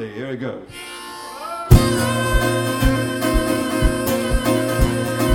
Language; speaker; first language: English; native; English